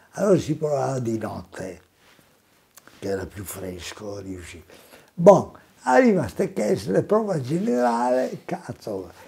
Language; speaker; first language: Italian; native; Italian